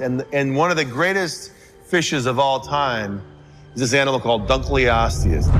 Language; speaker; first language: English; native; English